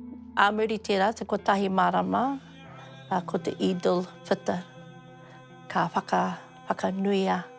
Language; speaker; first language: Māori; non-native, local second language; English